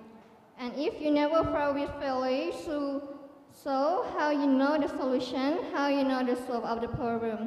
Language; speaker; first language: English; non-native, learner; Thai